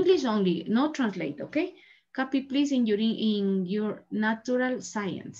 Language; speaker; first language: English; non-native, learner; Spanish